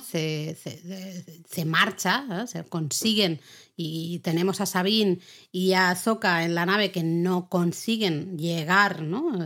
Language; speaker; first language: Spanish; native; Spanish